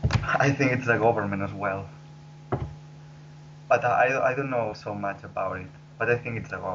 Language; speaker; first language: English; non-native, fluent; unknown